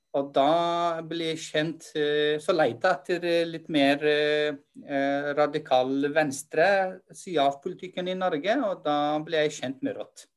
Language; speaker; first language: Norwegian; non-native, fluent; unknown